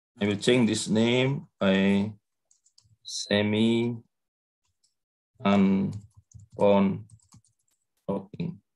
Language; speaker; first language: English; non-native, learner; Indonesian